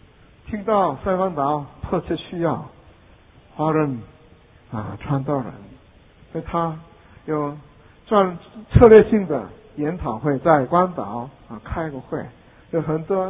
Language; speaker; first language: Chinese; non-native, fluent; Korean